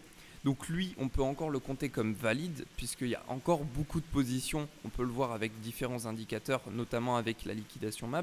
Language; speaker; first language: French; native; French